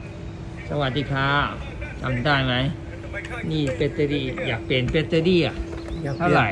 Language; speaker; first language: Thai; non-native, learner; Chinese